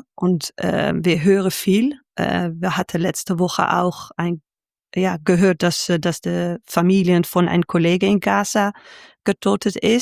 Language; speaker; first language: German; non-native, fluent; Dutch